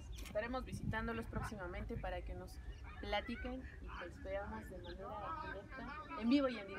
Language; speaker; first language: Spanish; native; Spanish